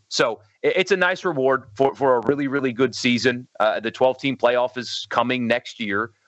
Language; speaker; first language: English; native; English